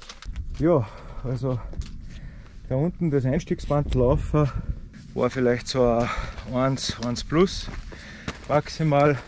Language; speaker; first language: German; native; German